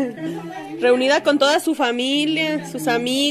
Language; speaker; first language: Spanish; native; Spanish